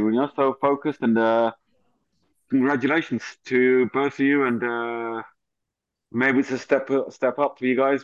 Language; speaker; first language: English; native; English